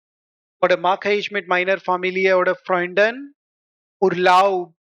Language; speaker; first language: German; non-native, fluent; Hindi